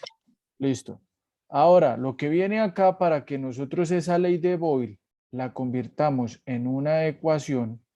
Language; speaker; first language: Spanish; native; Spanish